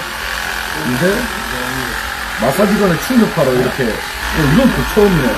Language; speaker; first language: Korean; native; Korean